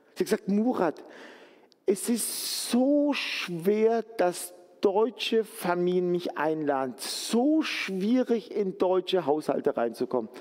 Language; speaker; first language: German; native; German